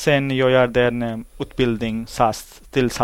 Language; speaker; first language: Swedish; non-native, learner; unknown